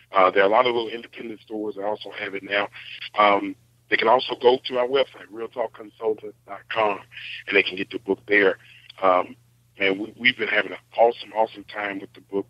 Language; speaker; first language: English; native; English